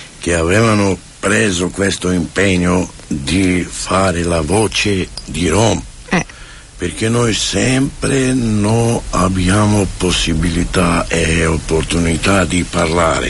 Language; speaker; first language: Italian; non-native, fluent; Romany